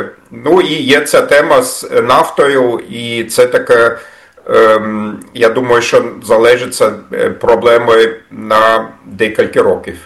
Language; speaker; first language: Ukrainian; non-native, fluent; German